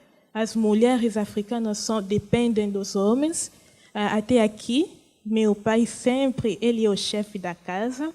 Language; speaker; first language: Portuguese; non-native, fluent; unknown